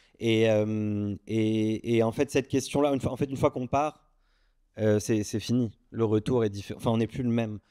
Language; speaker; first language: French; early bilingual, other home language; Arabic